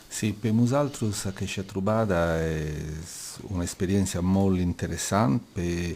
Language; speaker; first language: Catalan; non-native, local second language; Italian